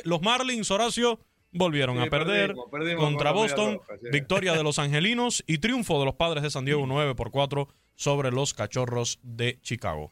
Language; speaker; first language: Spanish; native; Spanish